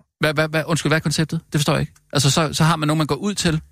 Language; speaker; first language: Danish; native; Danish